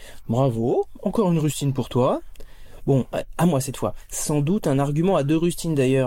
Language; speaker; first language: French; native; French